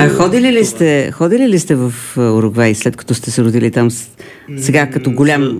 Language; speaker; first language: Bulgarian; native; Bulgarian